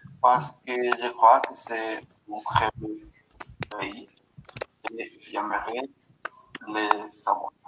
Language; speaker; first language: French; non-native, learner; Spanish